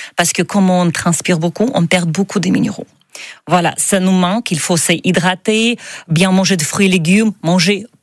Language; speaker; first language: French; non-native, fluent; Russian